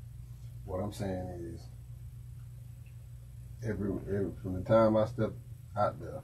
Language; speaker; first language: English; native; English